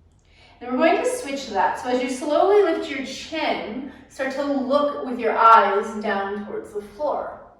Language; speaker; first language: English; native; English